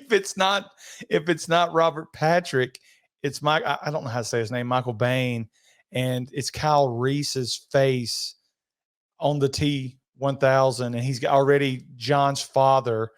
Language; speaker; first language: English; native; English